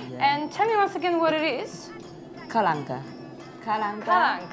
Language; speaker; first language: English; non-native, learner; Polish